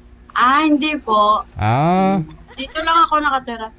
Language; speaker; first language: Filipino; non-native, local second language; Hiligaynon